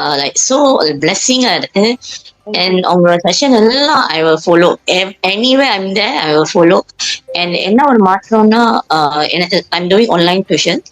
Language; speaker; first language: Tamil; early bilingual, heritage; Tamil